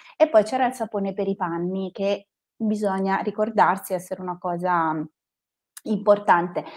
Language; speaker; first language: Italian; native; Italian